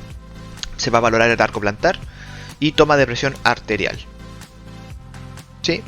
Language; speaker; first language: Spanish; native; Spanish